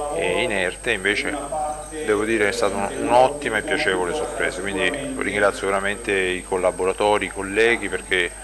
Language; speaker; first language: Italian; native; Italian